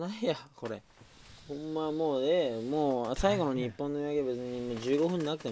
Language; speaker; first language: Japanese; native; Japanese